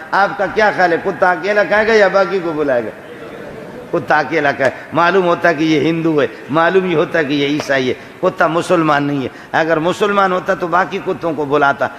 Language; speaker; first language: Urdu; non-native, local second language; Baluchi